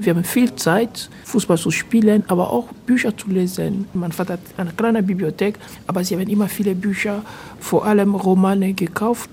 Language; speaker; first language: German; non-native, fluent; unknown